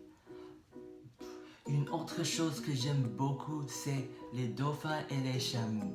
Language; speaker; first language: French; non-native, learner; English